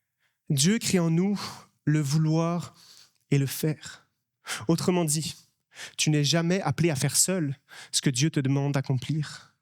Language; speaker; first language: French; native; French